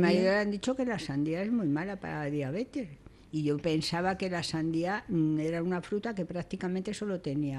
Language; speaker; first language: Spanish; native; Spanish